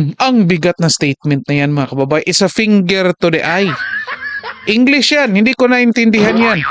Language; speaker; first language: Filipino; non-native, local second language; Cebuano